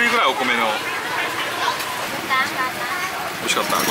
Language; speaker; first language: Japanese; native; Japanese